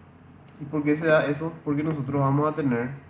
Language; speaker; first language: Spanish; native; Spanish